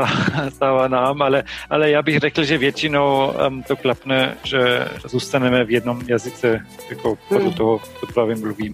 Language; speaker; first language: Czech; non-native, fluent; German